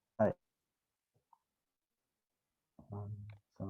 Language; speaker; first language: Japanese; non-native, learner; Indonesian